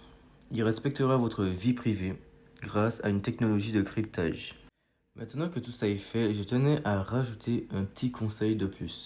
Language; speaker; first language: French; native; French